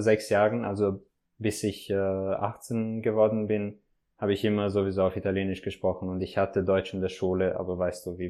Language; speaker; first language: German; non-native, fluent; Italian